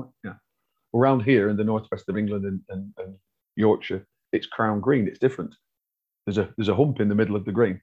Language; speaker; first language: English; native; English